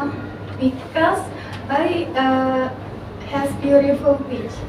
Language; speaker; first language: English; non-native, learner; Indonesian